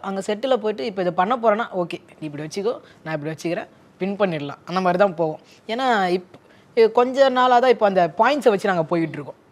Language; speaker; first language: Tamil; native; Tamil